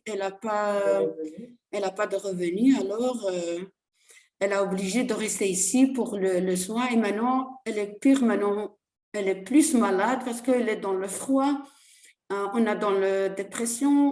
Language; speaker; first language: French; non-native, learner; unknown